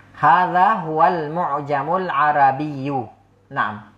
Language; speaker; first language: Arabic; non-native, fluent; Indonesian